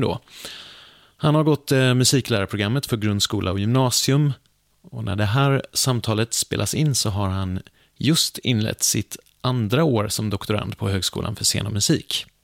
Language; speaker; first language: Swedish; native; Swedish